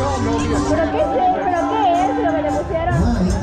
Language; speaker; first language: Spanish; native; Spanish